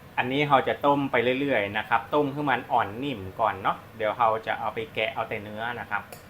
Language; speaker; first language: Thai; native; Thai